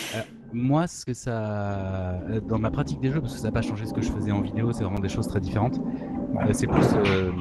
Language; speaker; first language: French; native; French